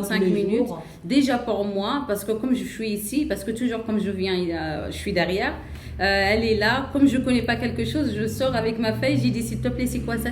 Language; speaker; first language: French; non-native, learner; Arabic